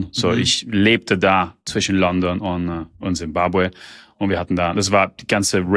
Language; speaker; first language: German; early bilingual, heritage; German